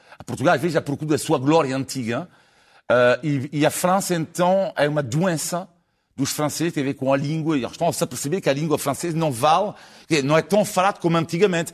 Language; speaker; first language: Portuguese; non-native, fluent; French